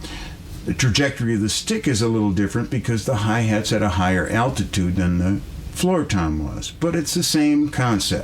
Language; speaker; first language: English; native; English